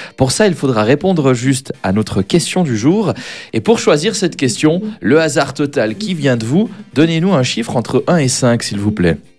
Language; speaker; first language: French; native; French